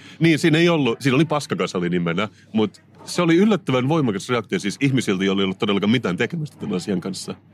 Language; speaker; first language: Finnish; native; Finnish